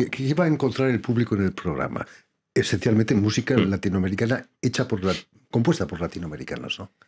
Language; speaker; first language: Spanish; native; Spanish